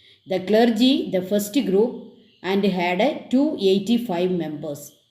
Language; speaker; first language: English; non-native, local second language; Malayalam